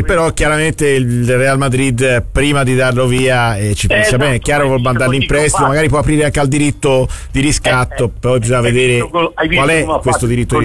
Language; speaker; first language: Italian; native; Italian